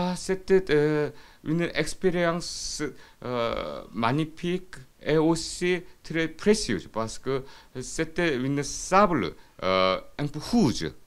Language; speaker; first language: French; non-native, fluent; Korean